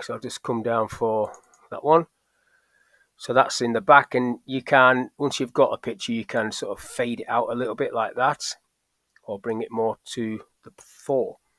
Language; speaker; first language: English; native; English